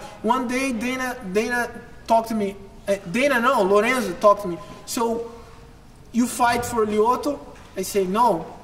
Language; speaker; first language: English; non-native, learner; Portuguese